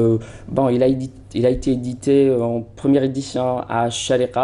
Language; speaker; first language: French; non-native, local second language; Arabic